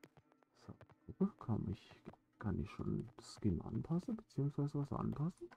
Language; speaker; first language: German; native; German